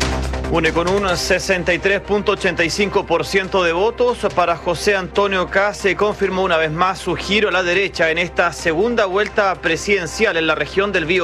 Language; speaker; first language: Spanish; native; Spanish